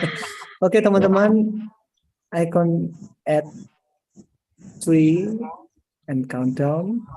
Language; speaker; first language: English; non-native, learner; Indonesian